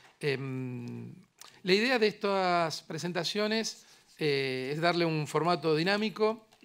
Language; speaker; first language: Spanish; native; Spanish